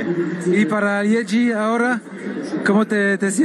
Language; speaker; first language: Spanish; non-native, learner; French